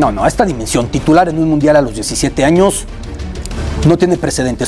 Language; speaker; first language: Spanish; native; Spanish